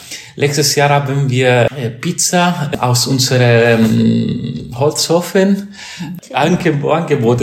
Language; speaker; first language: German; non-native, fluent; Italian